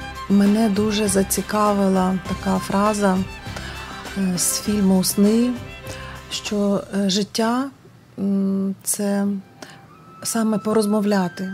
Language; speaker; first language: Ukrainian; non-native, local second language; Russian